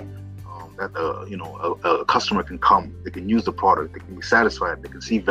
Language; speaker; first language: English; non-native, local second language; Shona